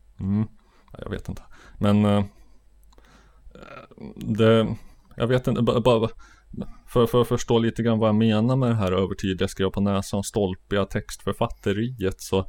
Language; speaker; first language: Swedish; native; Swedish